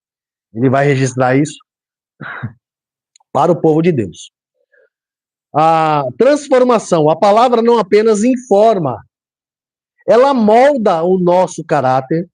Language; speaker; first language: Portuguese; native; Portuguese